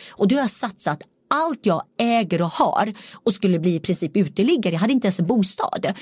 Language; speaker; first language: Swedish; early bilingual, other home language; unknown